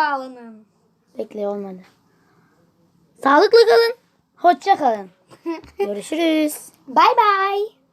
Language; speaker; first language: Turkish; native; Turkish